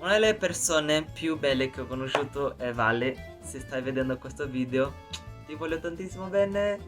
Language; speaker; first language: Italian; non-native, learner; Portuguese